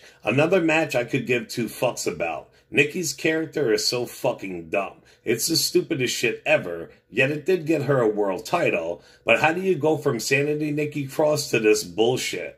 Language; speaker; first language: English; native; English